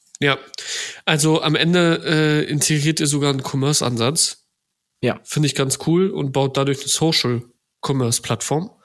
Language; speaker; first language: German; native; German